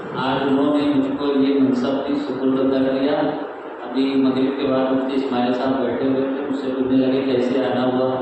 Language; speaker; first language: Urdu; native; Urdu